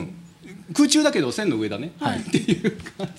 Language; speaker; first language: Japanese; native; Japanese